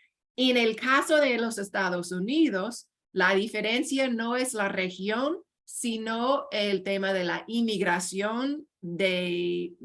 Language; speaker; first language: Spanish; non-native, fluent; English